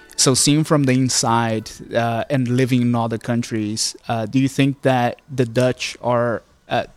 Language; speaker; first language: English; non-native, fluent; Portuguese